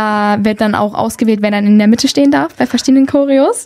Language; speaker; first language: German; native; German